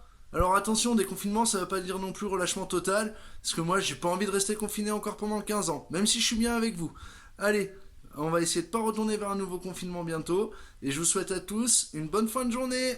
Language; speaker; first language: French; native; French